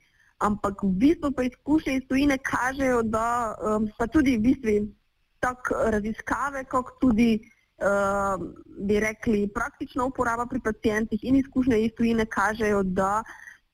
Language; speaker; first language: Slovenian; native; Slovenian